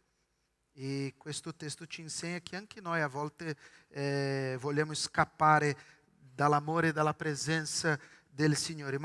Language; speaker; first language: Italian; non-native, fluent; Portuguese